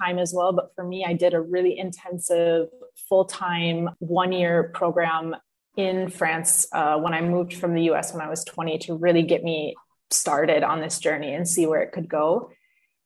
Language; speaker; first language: English; native; English